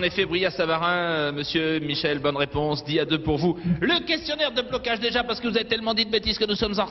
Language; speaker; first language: French; native; French